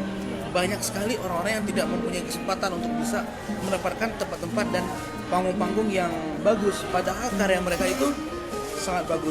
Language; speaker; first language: Indonesian; non-native, local second language; Achinese